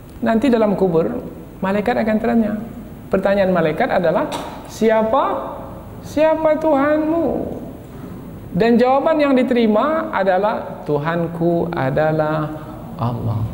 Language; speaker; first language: Malay; native; Malay